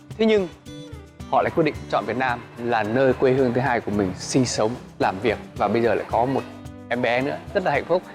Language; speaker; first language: Vietnamese; native; Vietnamese